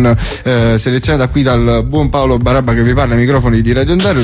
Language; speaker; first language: Italian; native; Italian